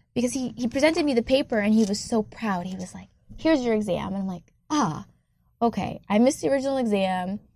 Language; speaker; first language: English; native; English